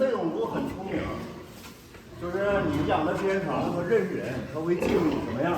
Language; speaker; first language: Chinese; native; Chinese